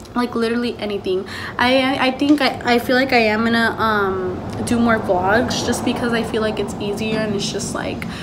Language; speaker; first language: English; early bilingual, other home language; Spanish